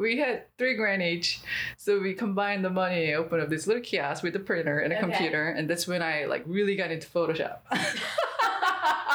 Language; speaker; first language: English; non-native, fluent; Korean